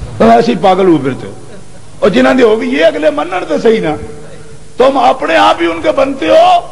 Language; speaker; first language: Urdu; non-native, local second language; Punjabi